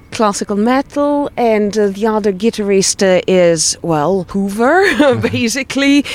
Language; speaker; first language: English; non-native, fluent; Italian